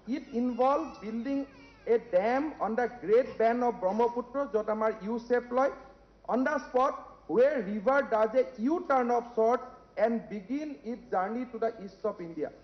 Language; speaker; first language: English; non-native, local second language; Assamese